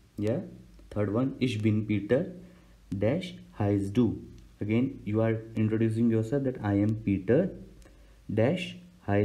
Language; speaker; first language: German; non-native, learner; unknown